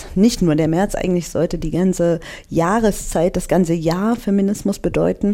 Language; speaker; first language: German; native; German